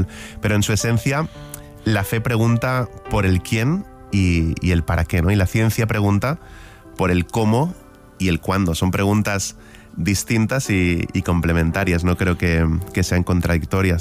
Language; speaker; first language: Spanish; native; Spanish